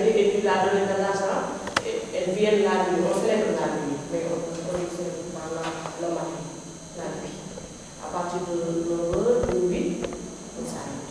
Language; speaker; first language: French; non-native, learner; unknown